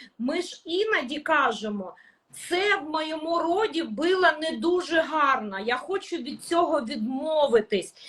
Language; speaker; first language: Ukrainian; non-native, local second language; Russian